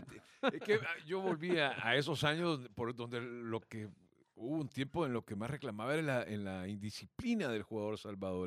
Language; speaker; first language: Spanish; native; Spanish